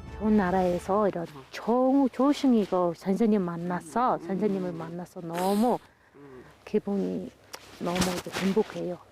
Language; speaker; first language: Korean; non-native, learner; Mongolian